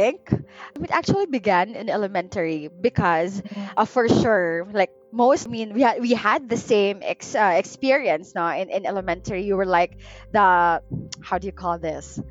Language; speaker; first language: English; non-native, local second language; Cebuano